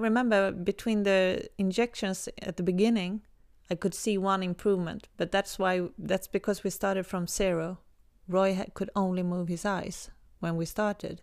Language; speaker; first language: English; non-native, fluent; Swedish